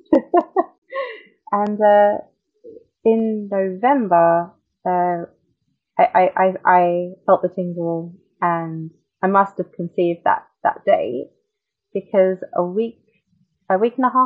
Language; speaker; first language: English; native; English